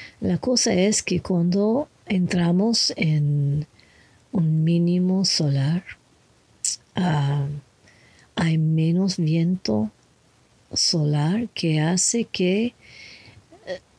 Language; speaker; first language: Spanish; non-native, learner; English